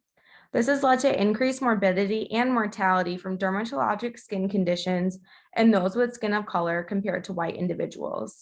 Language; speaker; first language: English; native; English